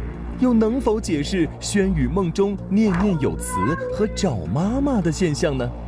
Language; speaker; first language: Chinese; native; Chinese